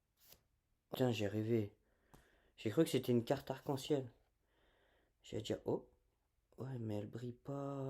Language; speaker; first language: French; native; French